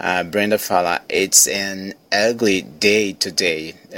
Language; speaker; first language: English; non-native, fluent; Portuguese